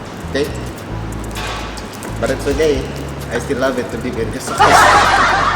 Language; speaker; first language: English; non-native, local second language; Filipino